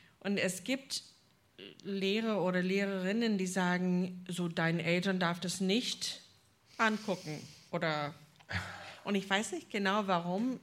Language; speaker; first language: German; non-native, fluent; English